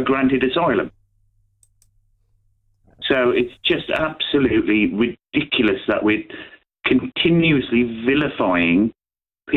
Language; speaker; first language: English; native; English